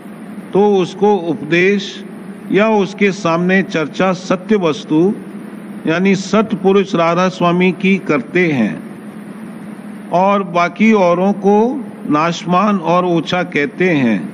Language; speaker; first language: Hindi; native; Hindi